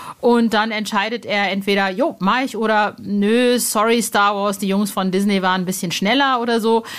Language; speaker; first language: German; native; German